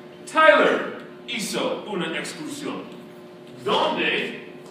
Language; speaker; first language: Spanish; non-native, fluent; English